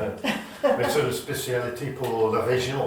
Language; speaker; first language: French; non-native, learner; English